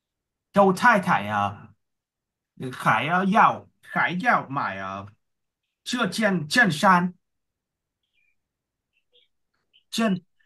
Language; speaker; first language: Chinese; non-native, learner; Vietnamese